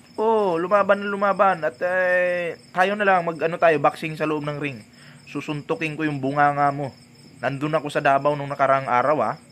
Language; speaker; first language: Filipino; non-native, local second language; Cebuano